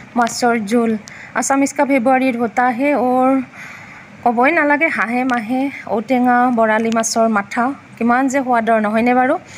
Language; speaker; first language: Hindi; non-native, local second language; Assamese